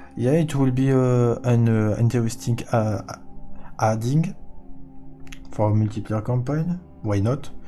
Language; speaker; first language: English; non-native, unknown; French